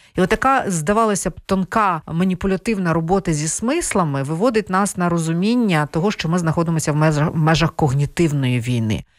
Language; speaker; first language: Ukrainian; non-native, local second language; Russian